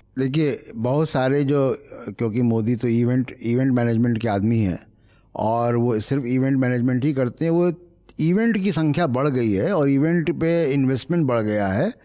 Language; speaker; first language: Hindi; native; Hindi